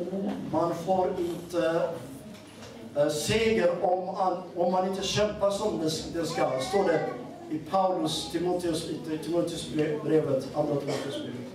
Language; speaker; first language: Swedish; non-native, fluent; Amharic